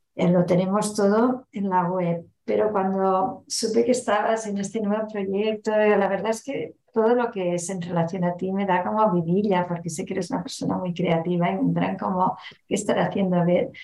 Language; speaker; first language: Spanish; non-native, local second language; Catalan